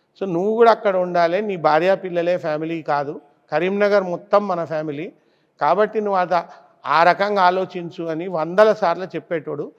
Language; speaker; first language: Telugu; native; Telugu